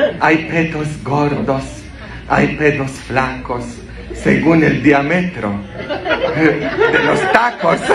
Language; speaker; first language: Spanish; non-native, fluent; Polish